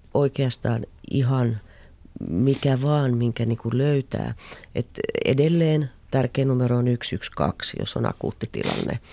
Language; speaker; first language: Finnish; native; Finnish